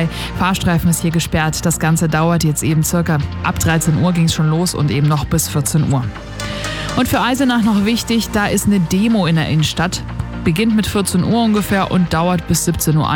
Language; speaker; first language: German; native; German